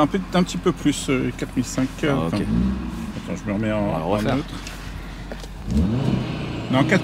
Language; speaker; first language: French; native; French